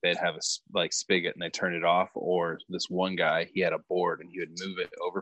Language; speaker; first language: English; native; English